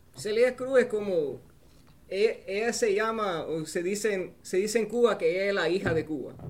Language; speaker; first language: Spanish; early bilingual, heritage; Spanish